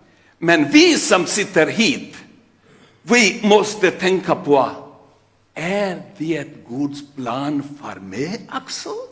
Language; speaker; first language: Swedish; non-native, fluent; Urdu